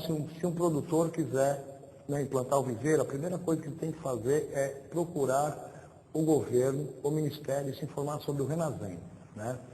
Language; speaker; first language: Portuguese; native; Portuguese